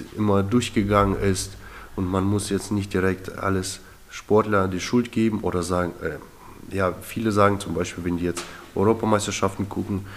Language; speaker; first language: German; early bilingual, other home language; Russian